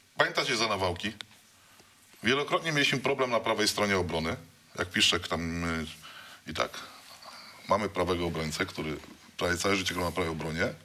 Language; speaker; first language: Polish; native; Polish